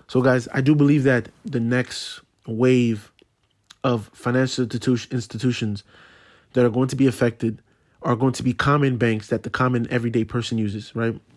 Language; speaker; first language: English; native; English